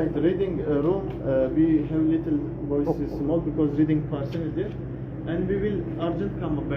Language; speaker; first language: English; non-native, learner; Turkish